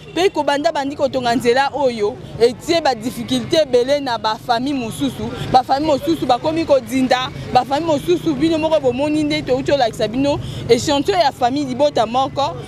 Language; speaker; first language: Lingala; native; Lingala